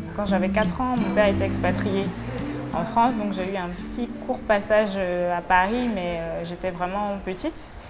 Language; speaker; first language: French; native; French